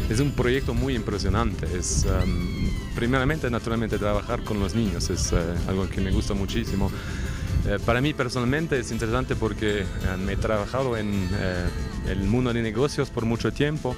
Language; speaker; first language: Spanish; non-native, fluent; German